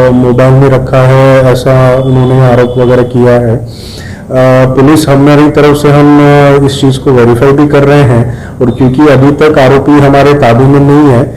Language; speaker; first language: Hindi; non-native, local second language; Marathi